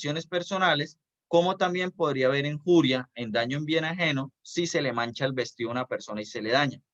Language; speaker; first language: Spanish; native; Spanish